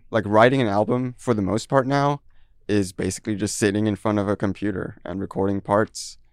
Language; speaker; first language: English; early bilingual, heritage; French